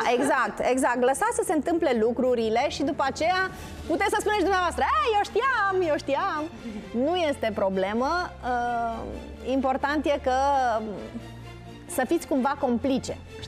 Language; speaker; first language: Romanian; native; Romanian